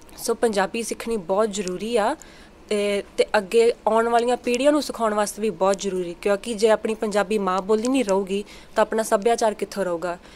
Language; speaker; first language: Punjabi; early bilingual, heritage; Punjabi